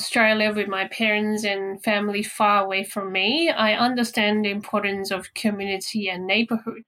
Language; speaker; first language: English; non-native, local second language; Cantonese